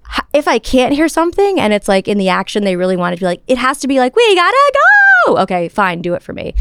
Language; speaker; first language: English; native; English